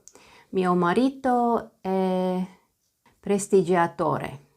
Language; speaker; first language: Italian; non-native, learner; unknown